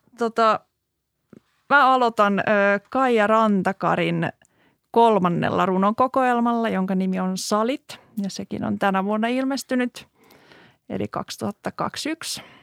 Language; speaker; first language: Finnish; native; Finnish